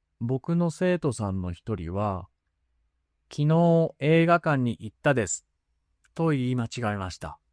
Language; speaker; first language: Japanese; native; Japanese